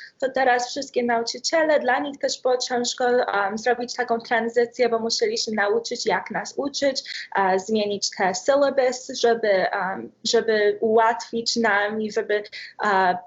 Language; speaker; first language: Polish; early bilingual, heritage; Polish